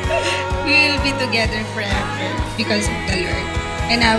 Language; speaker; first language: English; non-native, local second language; Filipino